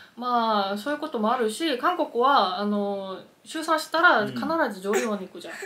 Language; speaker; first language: Japanese; non-native, fluent; Korean